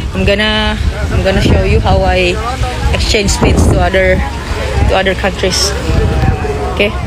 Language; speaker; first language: English; non-native, fluent; Indonesian